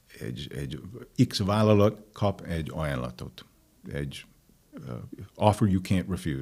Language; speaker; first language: Hungarian; non-native, fluent; English